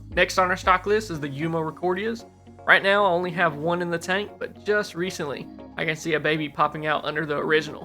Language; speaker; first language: English; native; English